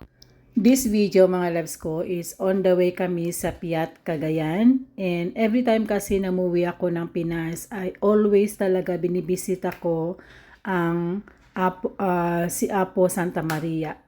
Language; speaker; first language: Filipino; non-native, local second language; Iloko